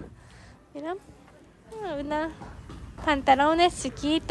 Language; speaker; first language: Spanish; non-native, learner; Japanese